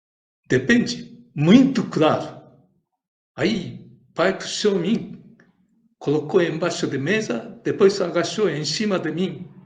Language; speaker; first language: Portuguese; non-native, learner; Japanese